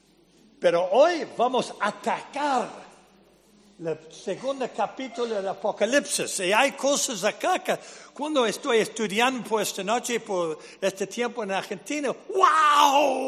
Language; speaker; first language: Spanish; non-native, fluent; English